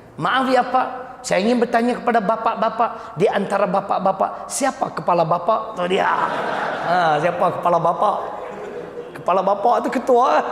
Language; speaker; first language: Malay; native; Malay